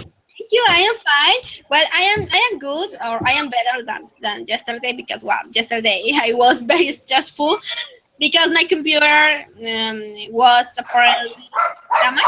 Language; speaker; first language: English; non-native, fluent; Spanish